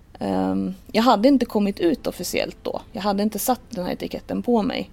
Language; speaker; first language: Swedish; native; Swedish